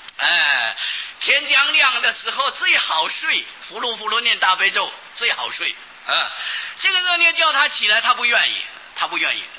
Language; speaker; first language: Chinese; non-native, local second language; Hakka Chinese